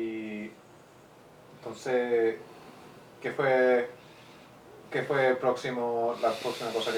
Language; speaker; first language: Spanish; early bilingual, heritage; English